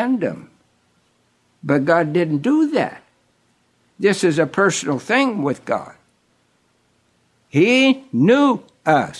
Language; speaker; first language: English; native; English